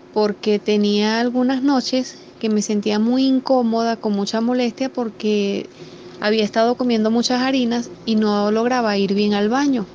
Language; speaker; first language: Spanish; native; Spanish